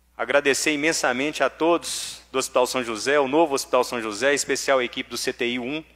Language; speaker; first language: Portuguese; native; Portuguese